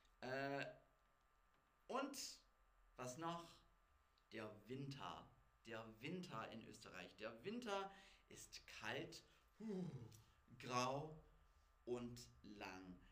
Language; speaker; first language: German; non-native, fluent; English